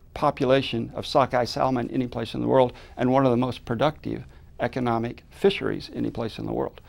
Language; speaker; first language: English; native; English